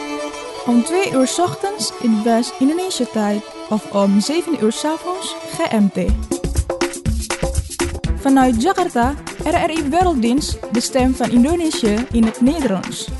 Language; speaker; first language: Dutch; non-native, fluent; Indonesian